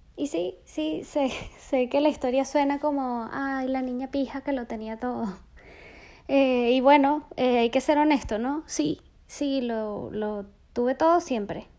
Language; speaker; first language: Spanish; native; Spanish